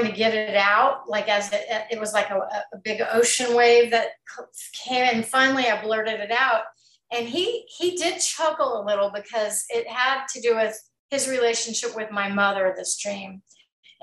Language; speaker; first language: English; native; English